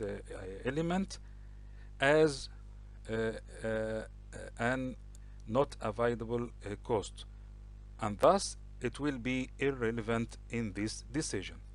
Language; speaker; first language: English; non-native, local second language; Arabic